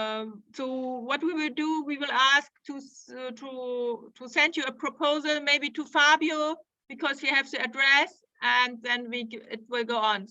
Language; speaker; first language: English; non-native, fluent; German